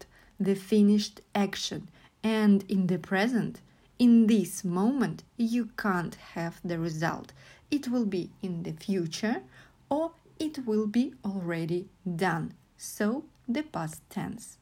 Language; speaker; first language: English; non-native, fluent; Russian